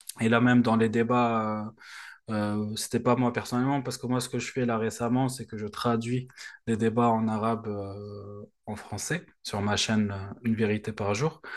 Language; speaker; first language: French; non-native, local second language; Arabic